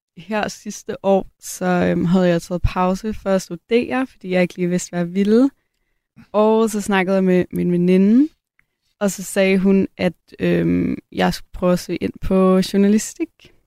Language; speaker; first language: Danish; native; Danish